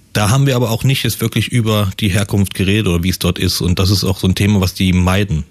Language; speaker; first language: German; early bilingual, other home language; Persian